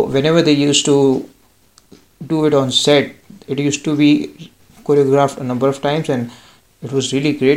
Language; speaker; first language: English; non-native, local second language; Marathi